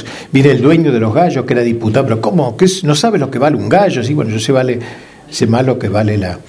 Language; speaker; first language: Spanish; native; Spanish